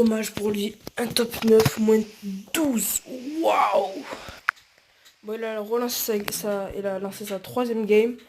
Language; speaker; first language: French; native; French